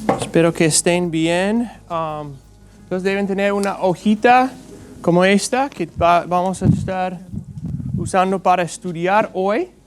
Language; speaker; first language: Spanish; non-native, fluent; English